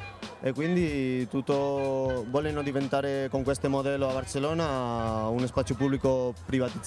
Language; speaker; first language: Italian; non-native, fluent; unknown